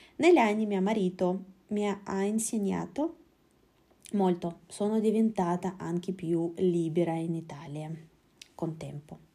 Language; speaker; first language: Italian; non-native, fluent; Russian